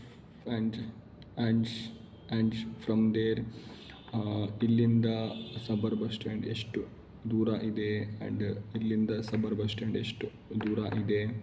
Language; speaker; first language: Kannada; non-native, learner; Malayalam